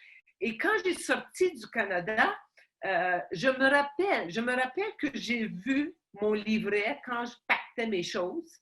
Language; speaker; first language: French; non-native, fluent; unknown